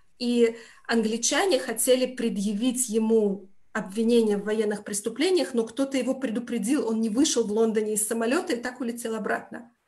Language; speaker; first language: Russian; native; Russian